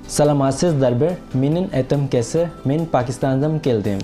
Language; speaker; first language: Kyrgyz; non-native, learner; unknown